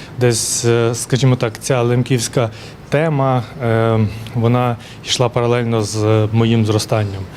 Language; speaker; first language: Ukrainian; native; Ukrainian